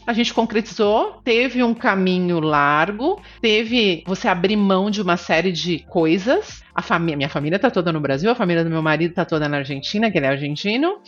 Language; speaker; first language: Portuguese; native; Portuguese